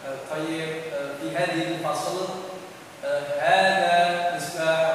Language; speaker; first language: Arabic; non-native, learner; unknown